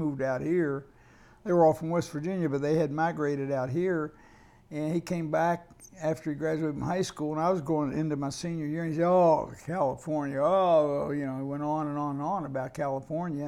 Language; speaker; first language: English; native; English